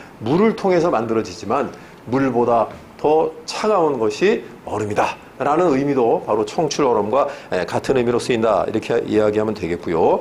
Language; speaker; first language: Korean; native; Korean